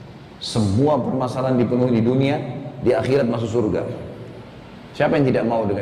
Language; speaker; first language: Indonesian; native; Indonesian